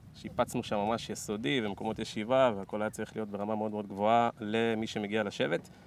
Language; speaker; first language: Hebrew; native; Hebrew